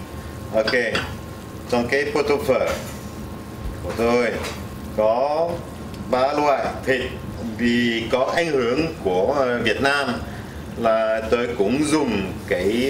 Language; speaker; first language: Vietnamese; non-native, fluent; French